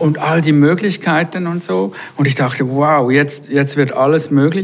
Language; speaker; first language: German; native; German